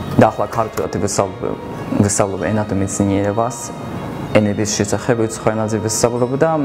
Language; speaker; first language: Georgian; non-native, fluent; Japanese